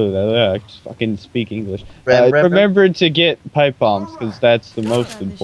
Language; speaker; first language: English; native; English